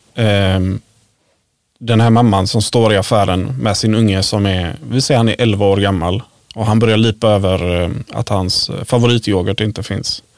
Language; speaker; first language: Swedish; early bilingual, other home language; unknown